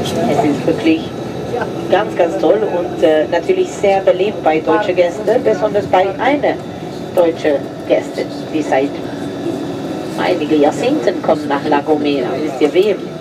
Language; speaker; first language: German; non-native, fluent; Spanish